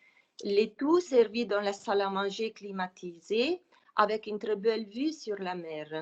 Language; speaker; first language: French; non-native, fluent; Italian